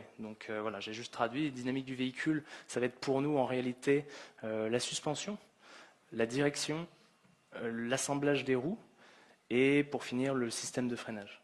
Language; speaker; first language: French; native; French